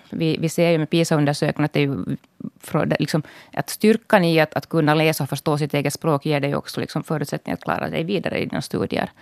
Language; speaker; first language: Swedish; native; Swedish